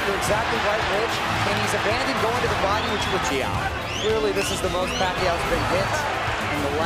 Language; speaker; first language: English; native; English